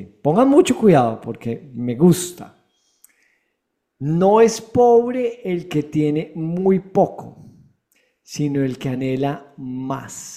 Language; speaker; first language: Spanish; native; Spanish